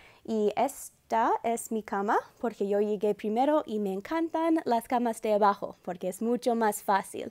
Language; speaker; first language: Spanish; non-native, fluent; English